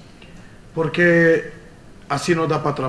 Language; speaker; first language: Portuguese; non-native, fluent; Romanian